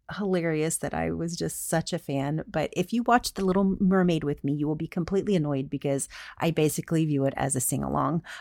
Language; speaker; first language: English; native; English